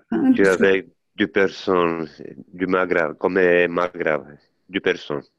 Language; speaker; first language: French; non-native, learner; Italian